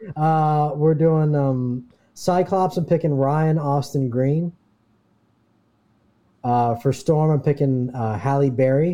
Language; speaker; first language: English; native; English